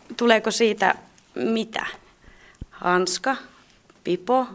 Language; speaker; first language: Finnish; native; Finnish